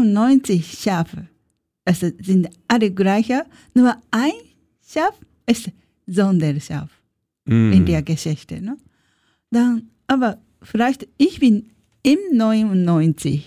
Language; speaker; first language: German; non-native, learner; Japanese